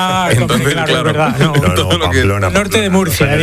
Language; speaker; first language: Spanish; native; Spanish